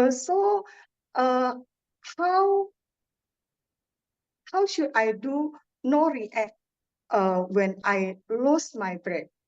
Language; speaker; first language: English; non-native, learner; Indonesian